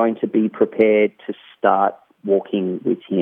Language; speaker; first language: English; native; English